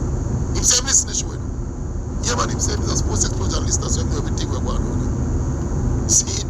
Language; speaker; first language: English; non-native, local second language; Jamaican Creole English